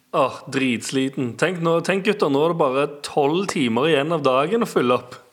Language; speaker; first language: Norwegian; native; Norwegian